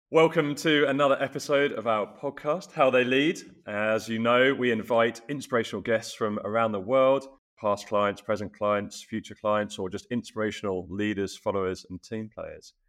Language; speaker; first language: English; native; English